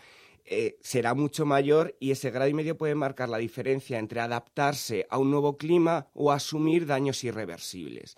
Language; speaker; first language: Spanish; native; Spanish